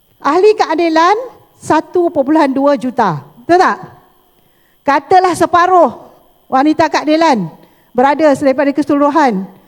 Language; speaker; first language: Malay; native; Malay